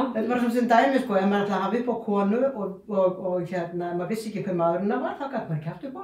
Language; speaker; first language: Icelandic; native; Icelandic